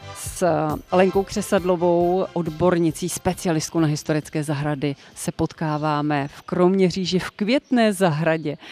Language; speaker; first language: Czech; native; Czech